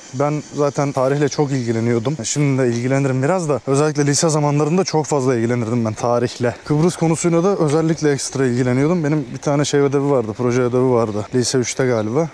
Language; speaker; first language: Turkish; native; Turkish